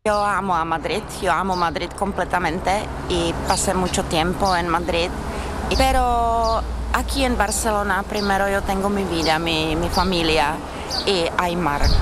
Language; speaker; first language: Spanish; non-native, fluent; Czech